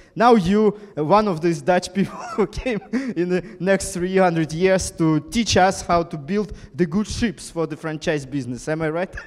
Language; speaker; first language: English; non-native, fluent; Russian